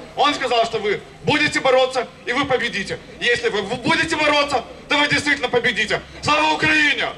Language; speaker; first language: Russian; native; Russian